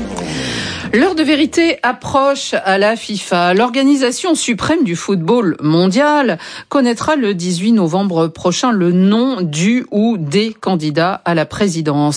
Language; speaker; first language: French; native; French